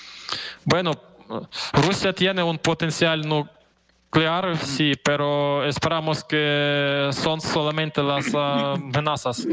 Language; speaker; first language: Spanish; non-native, fluent; Ukrainian